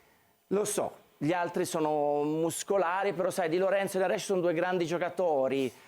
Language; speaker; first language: Italian; native; Italian